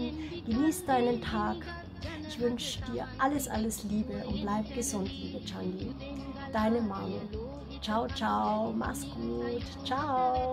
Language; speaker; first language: German; native; German